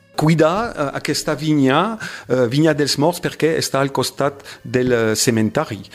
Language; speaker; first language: Catalan; non-native, fluent; French